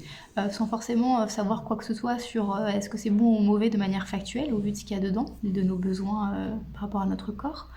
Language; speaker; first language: French; native; French